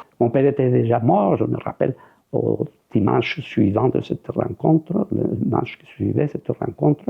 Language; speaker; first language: French; non-native, fluent; Spanish